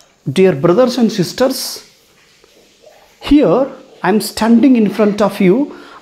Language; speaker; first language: English; non-native, local second language; Kannada